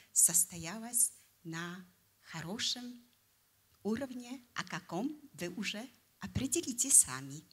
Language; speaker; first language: Russian; non-native, fluent; Polish